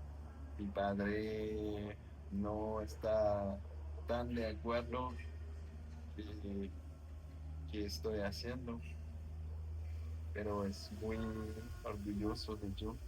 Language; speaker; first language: Spanish; non-native, learner; French